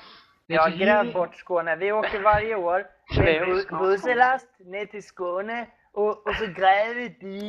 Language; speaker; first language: Swedish; native; Swedish